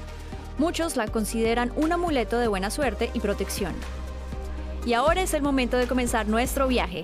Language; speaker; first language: Spanish; native; Spanish